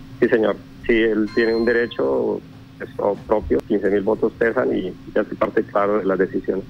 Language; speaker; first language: Spanish; native; Spanish